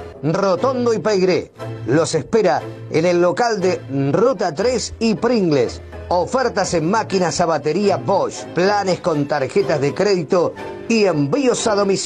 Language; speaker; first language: Spanish; native; Spanish